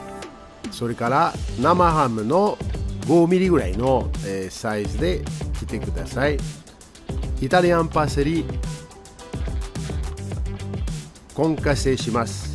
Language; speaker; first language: Japanese; non-native, fluent; French